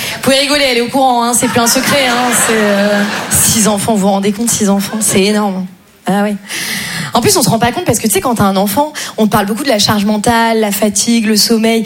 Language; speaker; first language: French; native; French